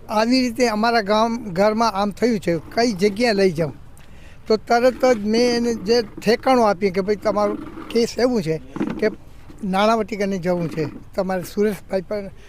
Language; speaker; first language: Gujarati; non-native, local second language; Kachhi